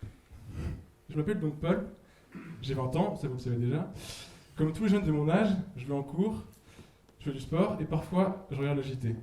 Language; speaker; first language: French; native; French